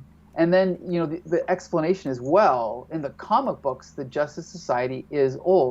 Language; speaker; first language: English; native; English